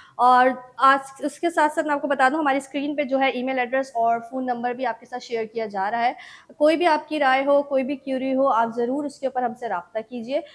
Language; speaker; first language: Urdu; native; Urdu